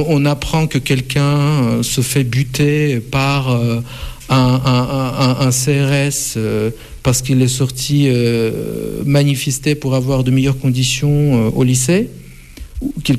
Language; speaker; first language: French; non-native, fluent; Russian